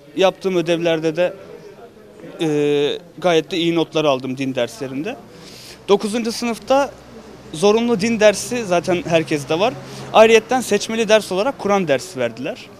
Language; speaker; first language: Turkish; native; Turkish